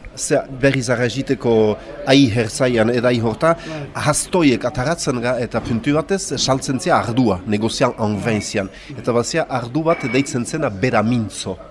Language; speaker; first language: Basque; native; Basque